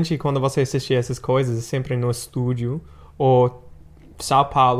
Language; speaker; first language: Portuguese; non-native, fluent; English